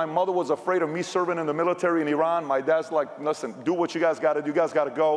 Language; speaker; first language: English; early bilingual, other home language; Persian